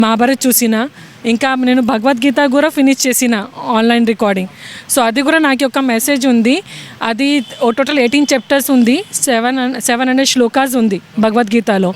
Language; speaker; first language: Telugu; non-native, learner; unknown